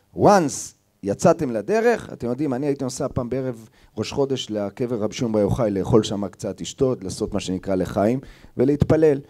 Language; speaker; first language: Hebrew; native; Hebrew